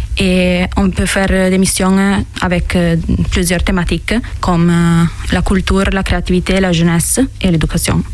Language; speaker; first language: French; non-native, learner; Italian